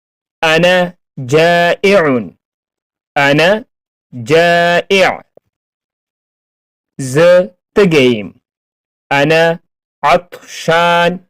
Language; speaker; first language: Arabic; non-native, fluent; Pashto